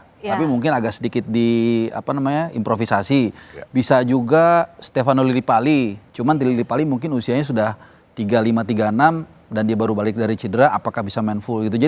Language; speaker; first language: Indonesian; native; Indonesian